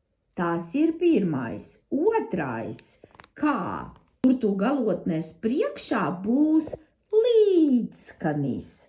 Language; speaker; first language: Latvian; non-native, learner; Russian